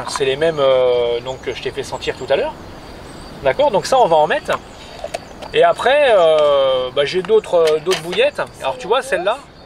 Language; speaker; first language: French; native; French